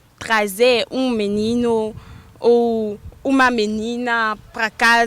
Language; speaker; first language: Portuguese; non-native, fluent; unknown